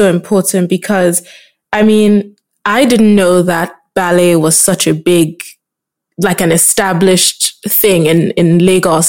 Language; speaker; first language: English; non-native, local second language; Yoruba